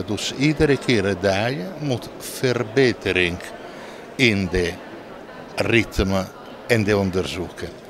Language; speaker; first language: Dutch; non-native, learner; Italian